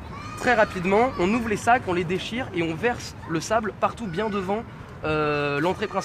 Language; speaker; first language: French; native; French